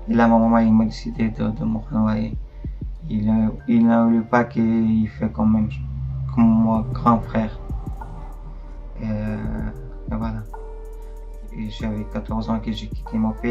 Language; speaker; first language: French; non-native, learner; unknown